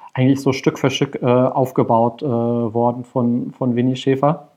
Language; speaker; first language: German; native; German